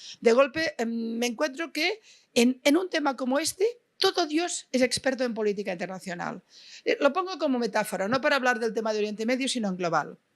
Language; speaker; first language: Spanish; non-native, local second language; Catalan